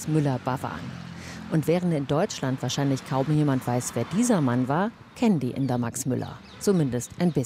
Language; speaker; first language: German; native; German